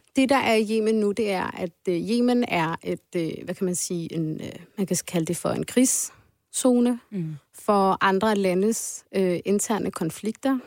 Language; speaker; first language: Danish; early bilingual, other home language; Arabic